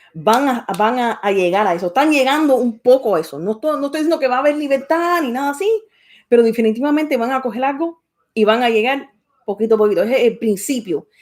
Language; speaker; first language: Spanish; early bilingual, heritage; Spanish